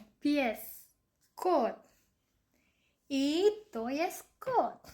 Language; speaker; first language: Polish; non-native, learner; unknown